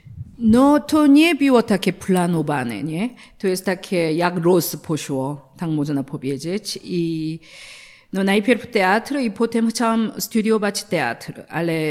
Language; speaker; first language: Polish; non-native, learner; Korean